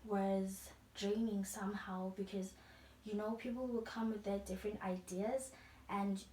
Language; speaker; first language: English; non-native, local second language; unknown